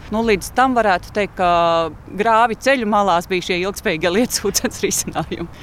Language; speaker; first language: Latvian; native; Latvian